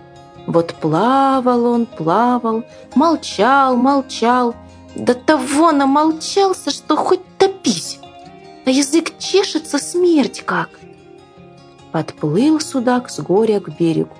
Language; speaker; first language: Russian; native; Russian